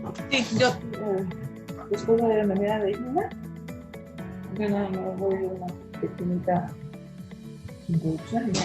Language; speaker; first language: Spanish; native; Spanish